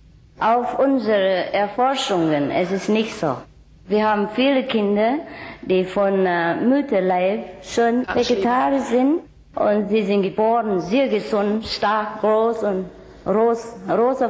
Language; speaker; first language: German; non-native, learner; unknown